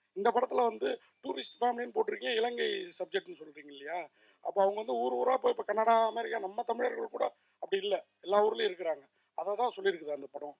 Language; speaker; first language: Tamil; native; Tamil